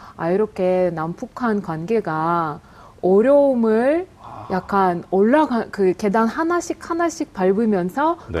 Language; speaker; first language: Korean; non-native, fluent; Russian